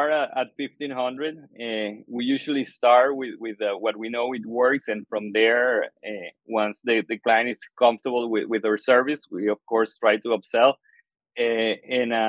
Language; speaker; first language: English; non-native, fluent; Spanish